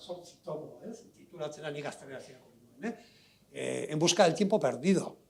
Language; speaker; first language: Spanish; non-native, local second language; Basque